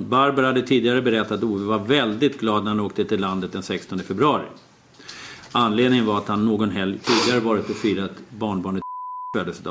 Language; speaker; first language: Swedish; native; Swedish